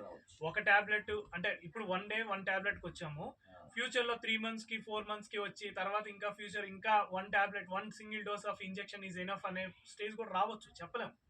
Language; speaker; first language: Telugu; native; Telugu